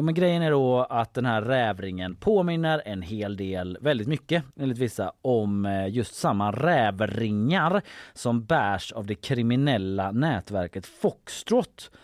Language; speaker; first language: Swedish; native; Swedish